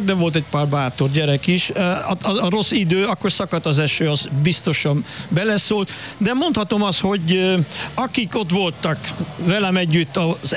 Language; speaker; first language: Hungarian; non-native, fluent; Dutch